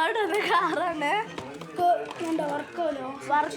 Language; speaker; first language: Malayalam; early bilingual, heritage; Malayalam